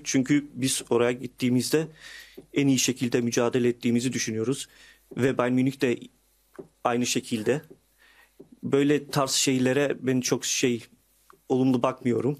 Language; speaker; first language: Turkish; early bilingual, heritage; Turkish